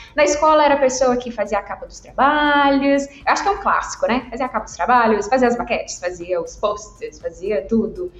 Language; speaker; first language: Portuguese; native; Portuguese